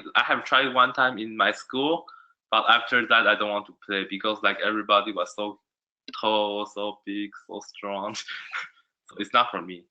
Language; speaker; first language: English; non-native, learner; Chinese